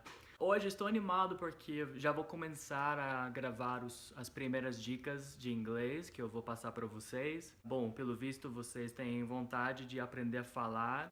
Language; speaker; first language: Portuguese; non-native, fluent; English